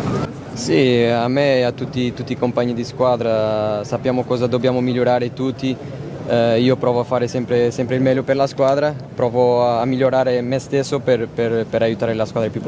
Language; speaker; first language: Italian; non-native, fluent; Portuguese